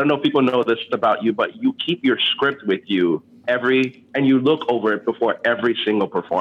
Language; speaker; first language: English; early bilingual, other home language; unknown